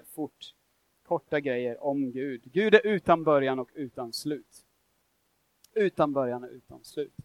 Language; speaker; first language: Swedish; non-native, fluent; English